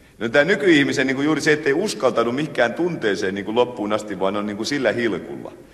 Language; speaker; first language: Finnish; native; Finnish